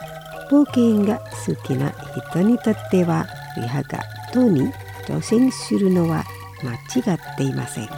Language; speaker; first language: Japanese; non-native, fluent; Indonesian